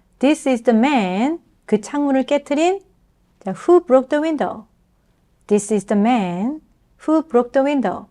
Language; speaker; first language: English; non-native, fluent; Korean